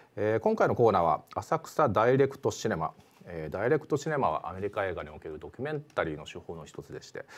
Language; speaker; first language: Japanese; native; Japanese